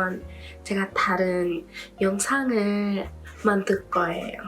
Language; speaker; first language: Korean; non-native, learner; English